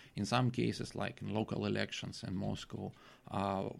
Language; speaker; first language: English; non-native, fluent; Russian